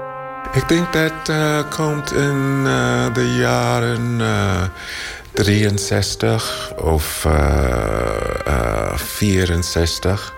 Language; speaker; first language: Dutch; non-native, learner; English